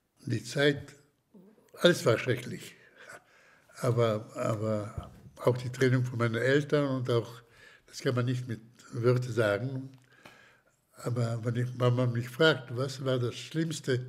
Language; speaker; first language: German; non-native, fluent; Slovak